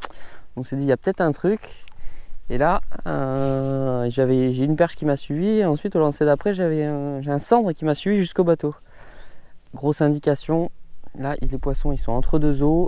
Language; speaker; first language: French; native; French